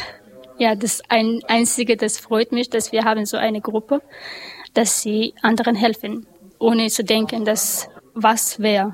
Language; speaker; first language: German; non-native, learner; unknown